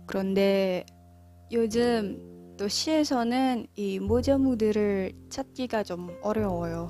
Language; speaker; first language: Korean; non-native, learner; Indonesian